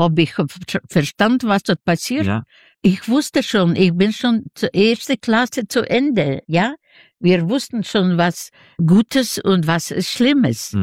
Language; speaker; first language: German; non-native, learner; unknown